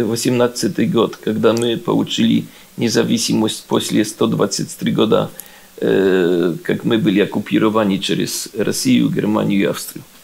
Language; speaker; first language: Russian; non-native, learner; Polish